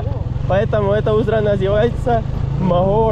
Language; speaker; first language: Russian; non-native, learner; Pashto